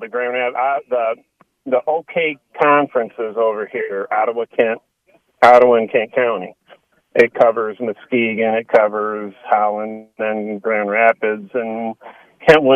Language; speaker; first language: English; native; English